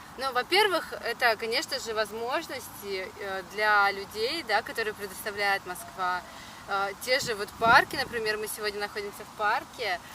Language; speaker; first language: Russian; native; Russian